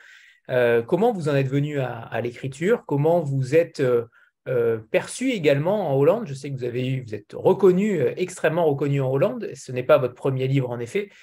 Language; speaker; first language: French; native; French